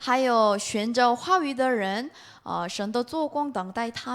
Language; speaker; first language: Chinese; non-native, learner; Korean